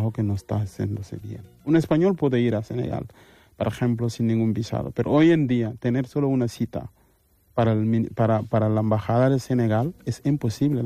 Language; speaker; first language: Spanish; non-native, fluent; Wolof